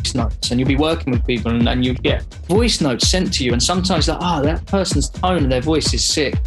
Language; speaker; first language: English; native; English